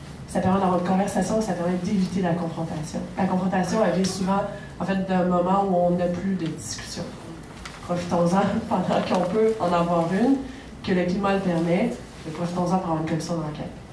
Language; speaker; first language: French; native; French